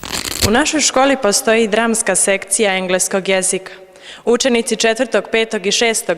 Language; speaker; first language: Bosnian; native; Bosnian